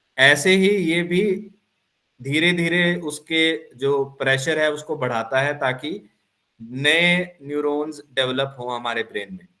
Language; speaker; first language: Hindi; non-native, local second language; Punjabi